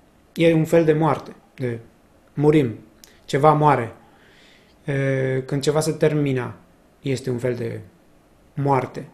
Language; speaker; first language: Romanian; non-native, fluent; Spanish